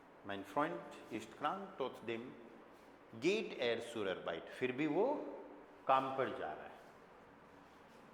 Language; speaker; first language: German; non-native, fluent; Hindi